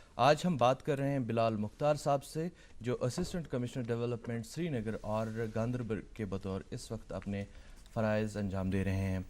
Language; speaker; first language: Urdu; non-native, local second language; Kashmiri